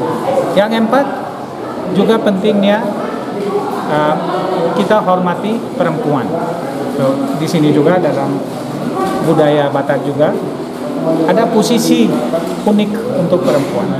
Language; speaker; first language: Indonesian; non-native, fluent; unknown